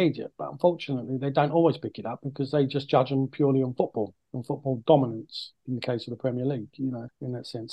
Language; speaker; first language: English; native; English